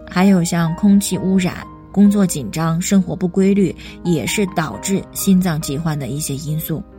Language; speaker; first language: Chinese; native; Chinese